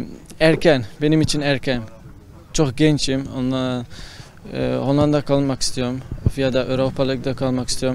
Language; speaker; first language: Turkish; early bilingual, heritage; Turkish